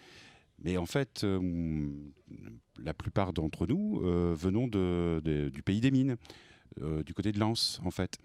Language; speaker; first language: French; native; French